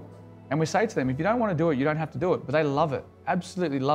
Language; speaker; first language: English; native; English